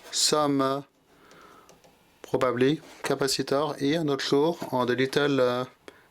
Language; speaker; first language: English; non-native, fluent; French